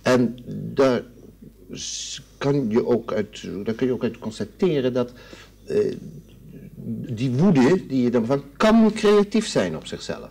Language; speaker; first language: Dutch; native; Dutch